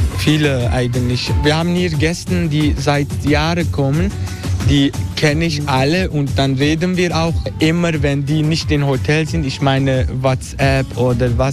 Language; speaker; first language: German; non-native, learner; Turkish